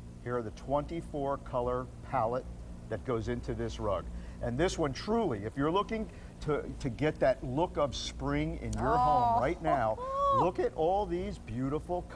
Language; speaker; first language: English; native; English